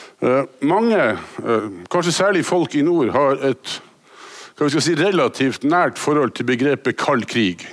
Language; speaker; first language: Norwegian; native; Norwegian